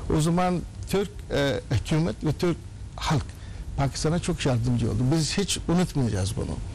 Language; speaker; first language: Turkish; non-native, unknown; Urdu